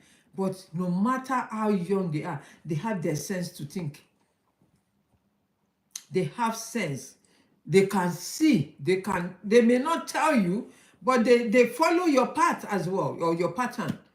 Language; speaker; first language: English; non-native, local second language; Yoruba